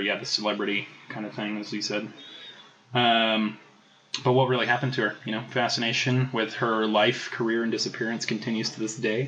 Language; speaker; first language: English; native; English